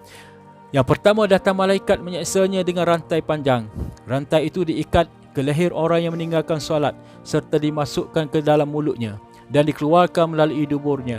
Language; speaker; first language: Malay; native; Malay